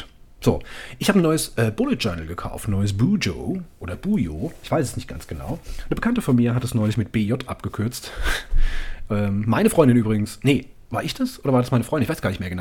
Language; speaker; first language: German; native; German